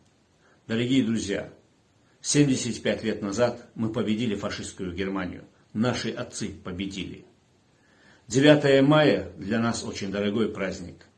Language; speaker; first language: Russian; non-native, local second language; Chechen